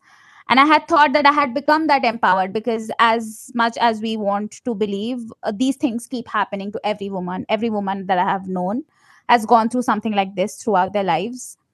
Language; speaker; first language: English; non-native, local second language; Malayalam